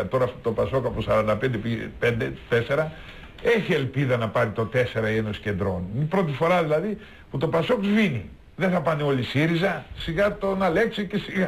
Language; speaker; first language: Greek; native; Greek